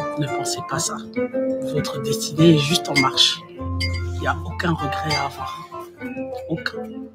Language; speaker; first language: French; non-native, local second language; Bambara